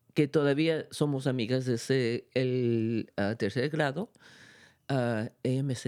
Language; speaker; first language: Spanish; early bilingual, heritage; Spanish